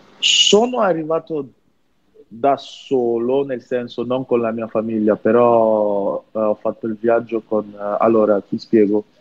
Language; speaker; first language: Italian; non-native, fluent; French